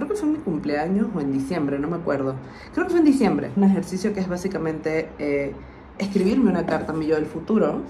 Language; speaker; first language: Spanish; native; Spanish